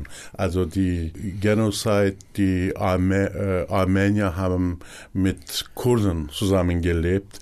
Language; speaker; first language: German; non-native, learner; Kurdish